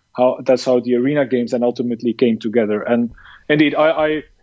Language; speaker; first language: English; non-native, fluent; Dutch